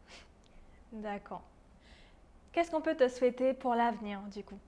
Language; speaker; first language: French; native; French